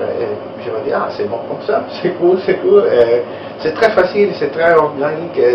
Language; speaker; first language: French; non-native, learner; Italian